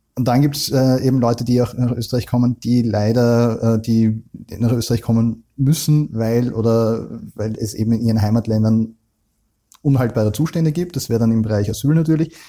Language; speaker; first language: German; native; German